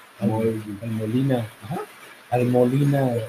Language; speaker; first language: Spanish; native; Spanish